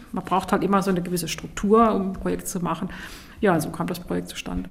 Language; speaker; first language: German; native; German